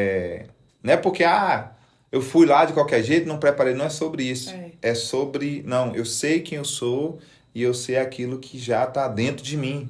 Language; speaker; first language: Portuguese; native; Portuguese